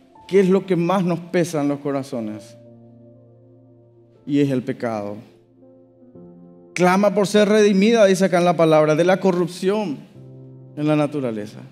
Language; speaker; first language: Spanish; native; Spanish